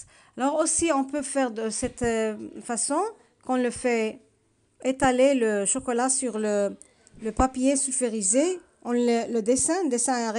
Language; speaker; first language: French; non-native, learner; Arabic